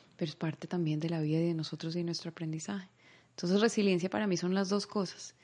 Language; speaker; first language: Spanish; native; Spanish